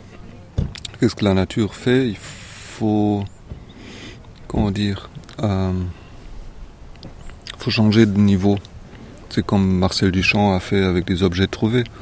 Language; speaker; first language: French; non-native, fluent; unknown